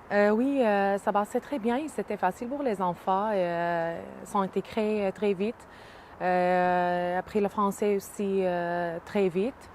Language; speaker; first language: French; non-native, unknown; Arabic